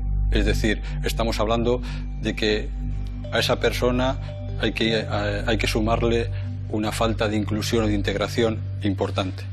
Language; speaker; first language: Spanish; native; Spanish